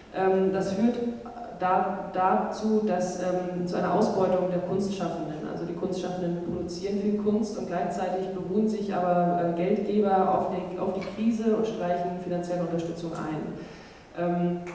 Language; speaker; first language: German; native; German